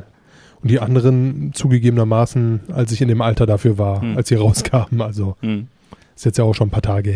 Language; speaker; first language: German; native; German